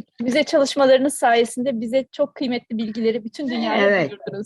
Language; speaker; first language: Turkish; native; Turkish